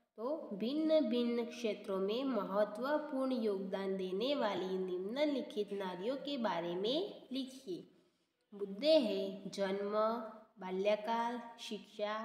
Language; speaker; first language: Hindi; non-native, local second language; Gujarati